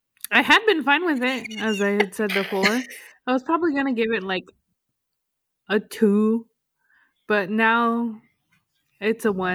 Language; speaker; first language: English; native; English